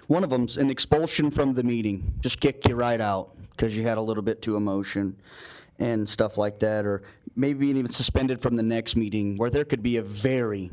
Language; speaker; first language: English; native; English